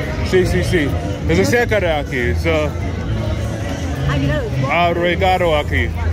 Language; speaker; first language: Spanish; non-native, learner; English